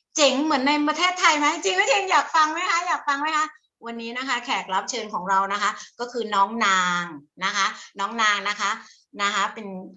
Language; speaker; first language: Thai; native; Thai